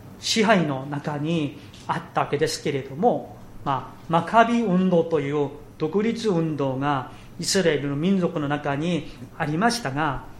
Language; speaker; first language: Japanese; non-native, fluent; Korean